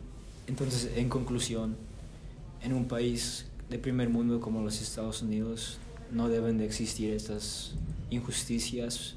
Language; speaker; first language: Spanish; early bilingual, heritage; Spanish